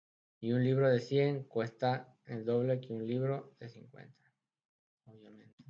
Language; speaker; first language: Spanish; native; Spanish